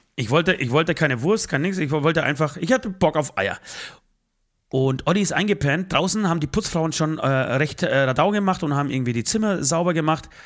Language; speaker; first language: German; native; German